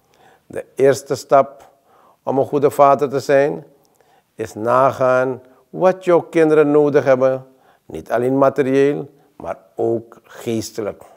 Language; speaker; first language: Dutch; native; Dutch